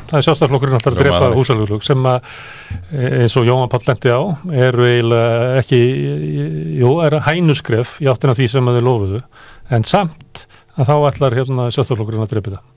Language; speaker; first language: Icelandic; native; Icelandic